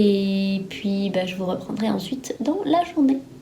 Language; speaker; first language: French; native; French